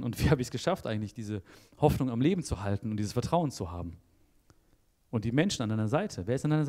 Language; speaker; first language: German; native; German